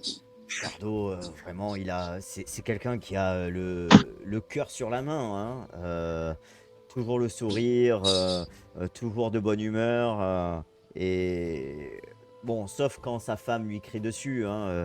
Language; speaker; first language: French; native; French